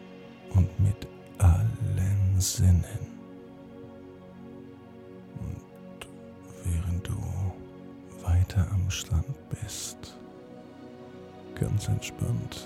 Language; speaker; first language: German; native; German